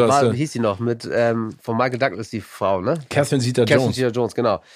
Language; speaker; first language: German; native; German